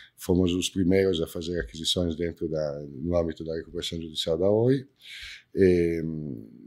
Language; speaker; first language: Portuguese; non-native, fluent; Italian